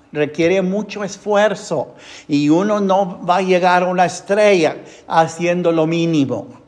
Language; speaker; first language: Spanish; non-native, fluent; English